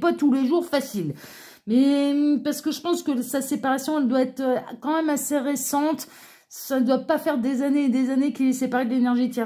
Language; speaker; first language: French; native; French